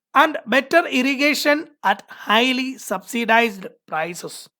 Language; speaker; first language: English; non-native, local second language; Malayalam